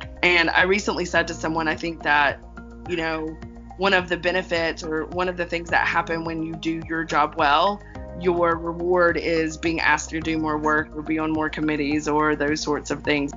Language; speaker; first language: English; native; English